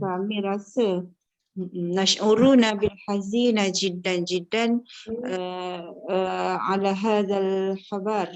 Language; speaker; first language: Arabic; non-native, learner; Malay